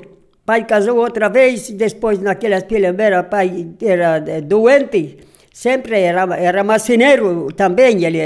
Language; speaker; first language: Portuguese; non-native, local second language; Polish